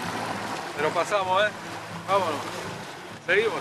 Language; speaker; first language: Spanish; native; Spanish